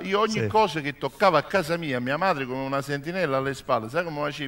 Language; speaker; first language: Italian; native; Italian